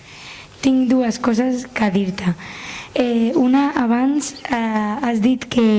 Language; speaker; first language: Catalan; non-native, local second language; Spanish